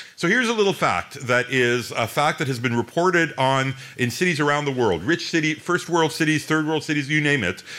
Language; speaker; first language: English; native; English